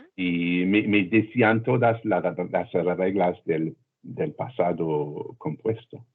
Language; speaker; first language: Spanish; non-native, learner; French